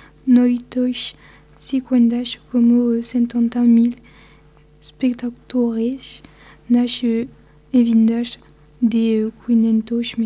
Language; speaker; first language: Portuguese; non-native, learner; French